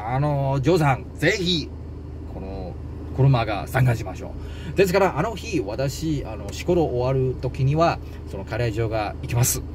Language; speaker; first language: Japanese; non-native, learner; Chinese